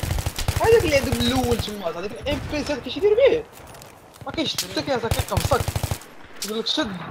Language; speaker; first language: Arabic; native; Arabic